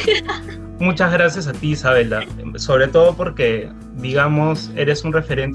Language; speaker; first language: Spanish; native; Spanish